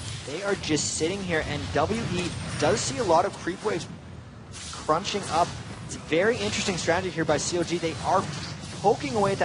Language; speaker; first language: English; native; English